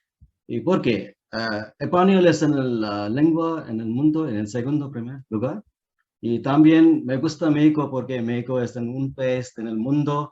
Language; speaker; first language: Spanish; non-native, learner; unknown